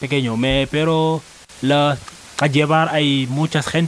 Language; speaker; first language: Spanish; non-native, learner; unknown